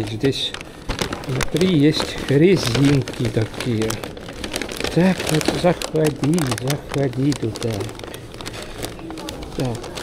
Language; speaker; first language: Russian; non-native, learner; Estonian